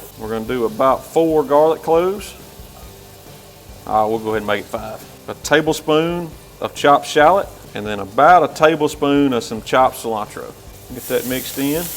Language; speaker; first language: English; native; English